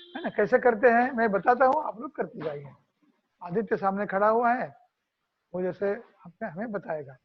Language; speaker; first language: Hindi; non-native, local second language; Marathi